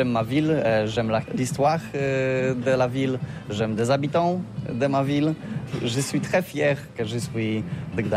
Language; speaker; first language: French; non-native, learner; Polish